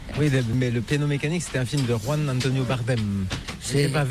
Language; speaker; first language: French; native; French